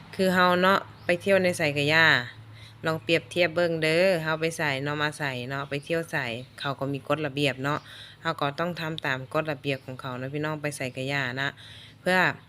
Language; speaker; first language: Thai; native; Thai